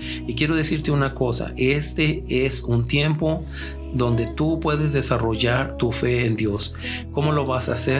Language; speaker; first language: Spanish; native; Spanish